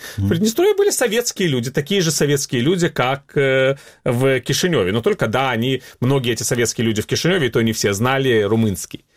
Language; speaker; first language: Russian; native; Russian